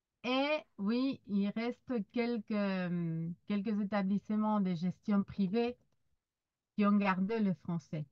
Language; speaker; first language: French; non-native, fluent; Spanish